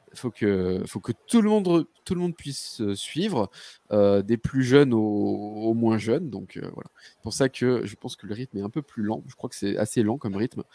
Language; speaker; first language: French; native; French